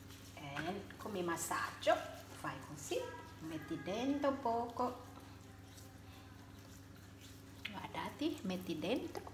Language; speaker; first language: Italian; non-native, learner; Thai